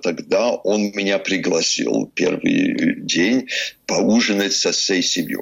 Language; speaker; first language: Russian; early bilingual, heritage; English